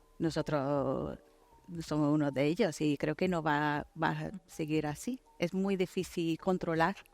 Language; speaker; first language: Spanish; non-native, fluent; English